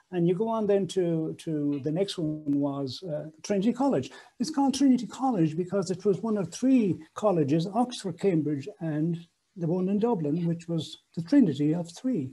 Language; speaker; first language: English; native; English